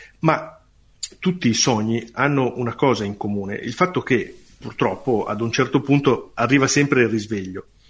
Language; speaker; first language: Italian; native; Italian